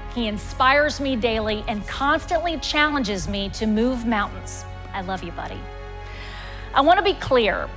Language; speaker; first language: English; native; English